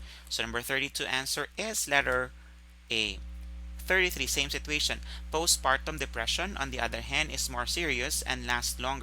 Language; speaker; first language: English; non-native, local second language; Filipino